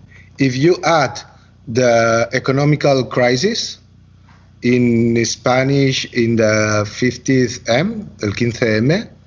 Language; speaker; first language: English; non-native, learner; Catalan